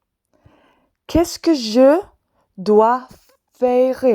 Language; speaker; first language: French; non-native, fluent; Swedish